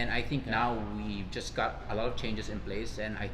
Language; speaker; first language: English; non-native, local second language; Cebuano